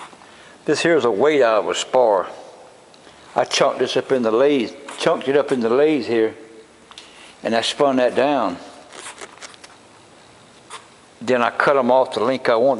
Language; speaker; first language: English; native; English